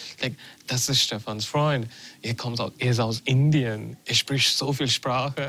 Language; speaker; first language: German; non-native, learner; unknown